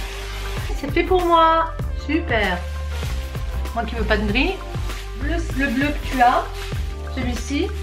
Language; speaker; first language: French; native; French